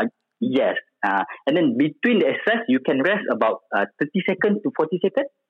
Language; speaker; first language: English; non-native, local second language; Malay